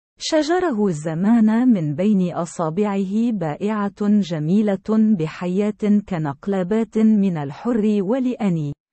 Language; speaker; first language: Arabic; non-native, local second language; Central Kurdish